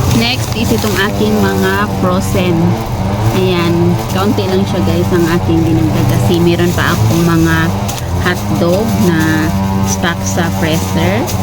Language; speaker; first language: Filipino; non-native, local second language; Cebuano